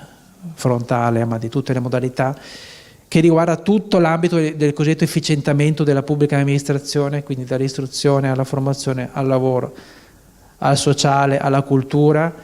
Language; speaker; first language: Italian; native; Italian